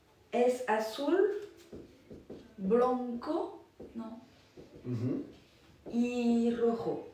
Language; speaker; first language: Spanish; non-native, learner; French